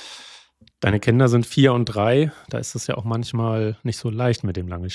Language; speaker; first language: German; native; German